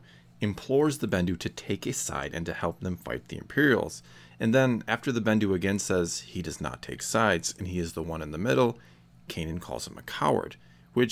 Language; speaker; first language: English; native; English